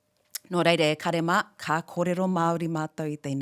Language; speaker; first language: Māori; non-native, local second language; English